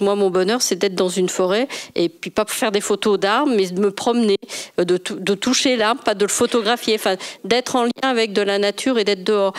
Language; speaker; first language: French; native; French